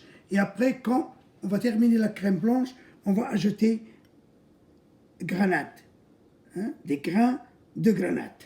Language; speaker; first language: French; non-native, local second language; Arabic